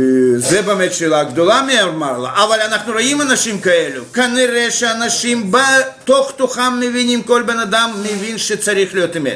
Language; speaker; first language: Hebrew; non-native, fluent; Russian